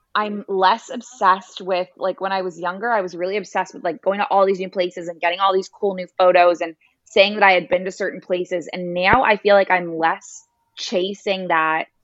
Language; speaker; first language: English; native; English